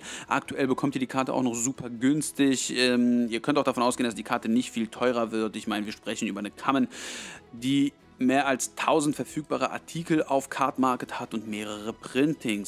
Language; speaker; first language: German; native; German